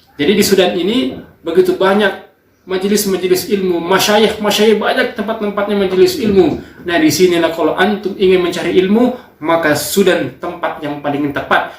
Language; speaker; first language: Indonesian; native; Indonesian